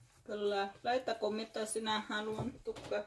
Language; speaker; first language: Finnish; non-native, learner; Thai